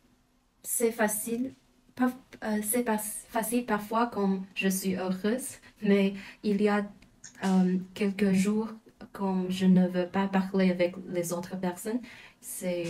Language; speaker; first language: French; non-native, fluent; Chinese